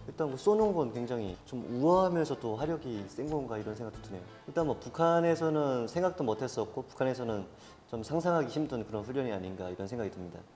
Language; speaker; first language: Korean; native; Korean